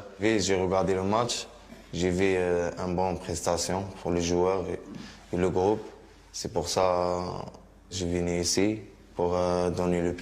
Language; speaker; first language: French; non-native, learner; Arabic